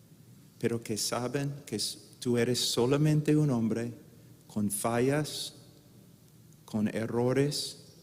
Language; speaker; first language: Spanish; non-native, fluent; English